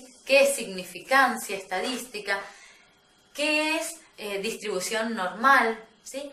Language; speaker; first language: Spanish; native; Spanish